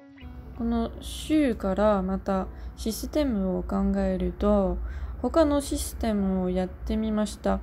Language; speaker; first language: Japanese; non-native, learner; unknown